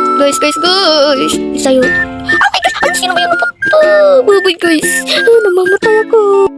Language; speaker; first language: Filipino; non-native, local second language; Cebuano